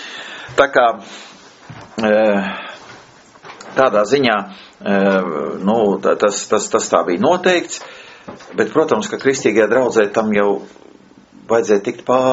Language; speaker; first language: Latvian; native; Latvian